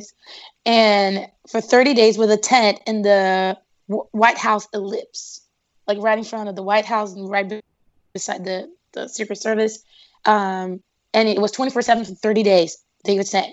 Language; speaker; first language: English; non-native, fluent; Portuguese